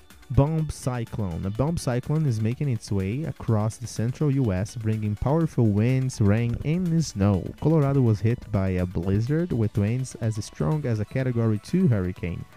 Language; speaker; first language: English; non-native, fluent; Portuguese